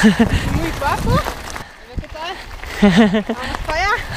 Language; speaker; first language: Spanish; non-native, learner; German